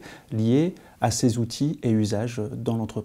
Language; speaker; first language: French; native; French